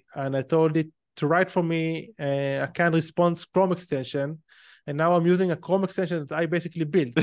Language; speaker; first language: English; non-native, fluent; Hebrew